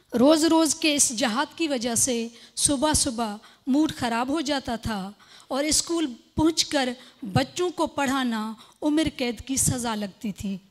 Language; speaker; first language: Urdu; non-native, local second language; Sindhi